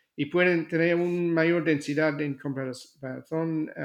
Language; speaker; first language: Spanish; non-native, learner; English